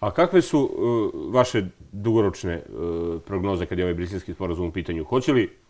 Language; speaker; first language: Bosnian; native; Bosnian